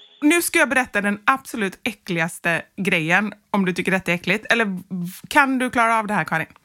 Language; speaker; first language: Swedish; native; Swedish